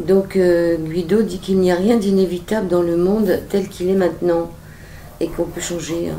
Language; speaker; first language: French; native; French